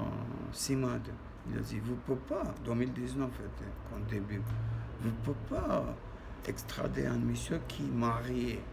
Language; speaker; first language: French; non-native, learner; Armenian